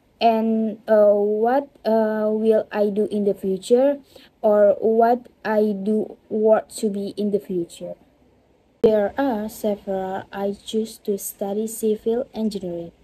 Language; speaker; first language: English; non-native, learner; Indonesian